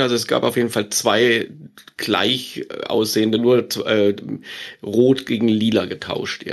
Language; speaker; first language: German; native; German